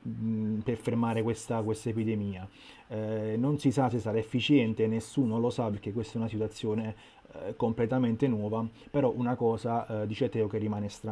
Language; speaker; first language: Italian; native; Italian